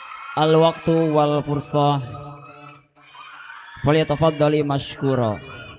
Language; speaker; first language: Arabic; non-native, learner; Indonesian